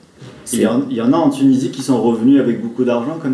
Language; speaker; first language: French; native; French